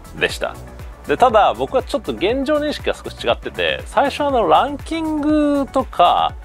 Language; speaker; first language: Japanese; native; Japanese